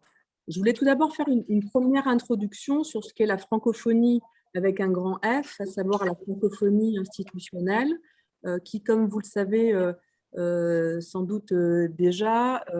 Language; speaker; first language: French; native; French